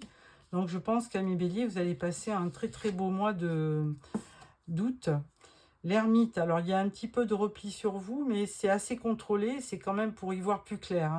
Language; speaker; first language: French; native; French